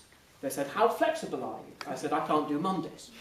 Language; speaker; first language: English; native; English